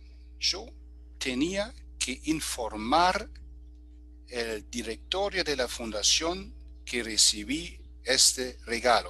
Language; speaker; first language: Spanish; non-native, fluent; German